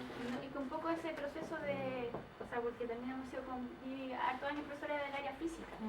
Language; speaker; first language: Spanish; native; Spanish